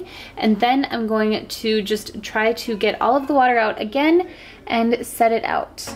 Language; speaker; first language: English; native; English